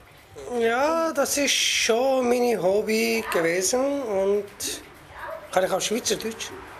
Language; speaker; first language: German; non-native, fluent; Kurdish